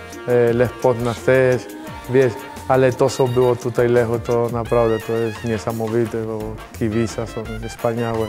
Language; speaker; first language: Polish; non-native, learner; Spanish